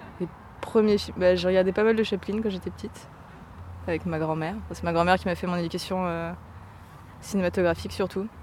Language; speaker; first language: French; native; French